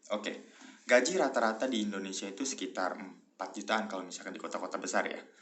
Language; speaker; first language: Indonesian; native; Indonesian